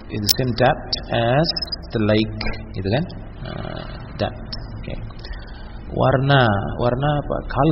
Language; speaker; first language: English; non-native, local second language; Indonesian